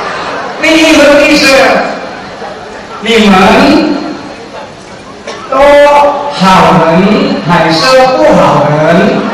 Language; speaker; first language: Chinese; non-native, local second language; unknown